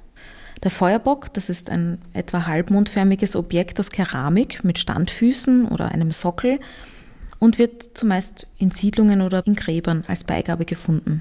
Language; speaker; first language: German; native; German